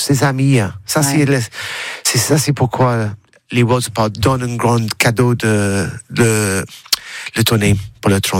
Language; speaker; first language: French; non-native, learner; English